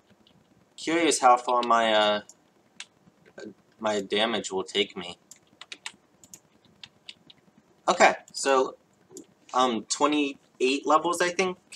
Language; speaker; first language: English; native; English